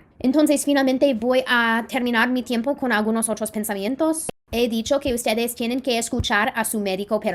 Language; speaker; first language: Spanish; non-native, fluent; English